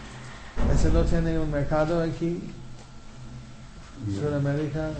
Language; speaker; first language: Spanish; non-native, fluent; English